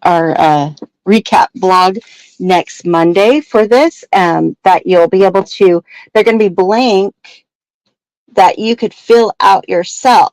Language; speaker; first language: English; native; English